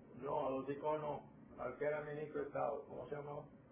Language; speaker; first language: Spanish; native; Spanish